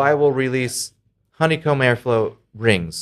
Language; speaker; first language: English; native; English